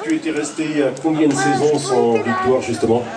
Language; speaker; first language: French; native; French